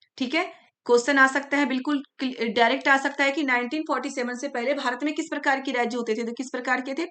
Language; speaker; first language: Hindi; native; Hindi